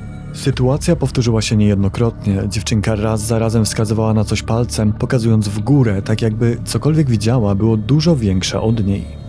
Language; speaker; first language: Polish; native; Polish